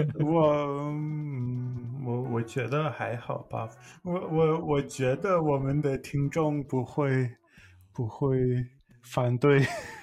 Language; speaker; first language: Chinese; non-native, learner; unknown